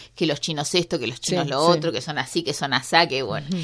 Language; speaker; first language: Spanish; native; Spanish